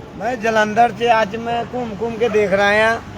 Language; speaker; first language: Punjabi; non-native, learner; Nepali